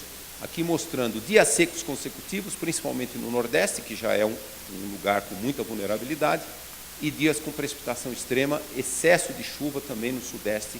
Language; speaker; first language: Portuguese; native; Portuguese